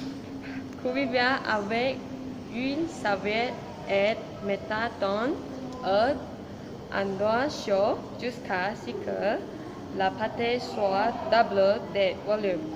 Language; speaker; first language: French; non-native, learner; Malay